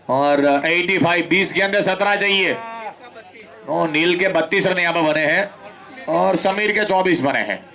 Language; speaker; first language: Hindi; non-native, local second language; Gujarati